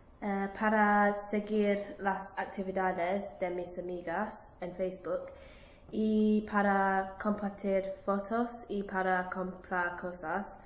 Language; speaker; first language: Spanish; non-native, learner; English